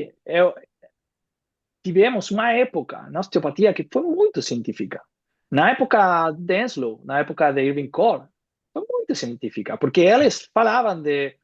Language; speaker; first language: Portuguese; non-native, fluent; Spanish